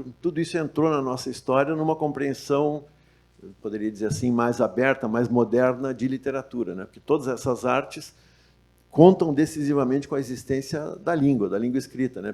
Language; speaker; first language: Portuguese; native; Portuguese